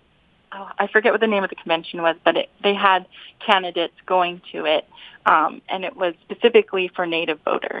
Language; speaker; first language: English; native; English